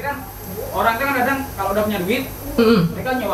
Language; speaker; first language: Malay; non-native, local second language; Javanese